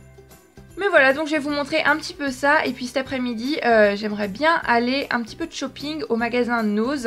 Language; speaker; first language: French; native; French